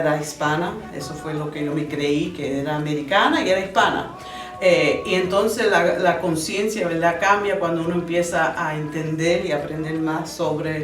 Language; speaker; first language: Spanish; early bilingual, other home language; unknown